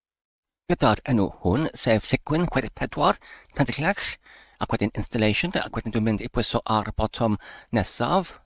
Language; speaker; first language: Welsh; non-native, learner; English